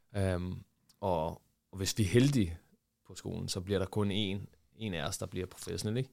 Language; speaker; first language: Danish; early bilingual, other home language; Portuguese